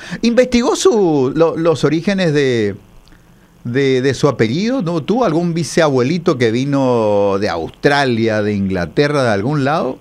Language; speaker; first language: Spanish; native; Spanish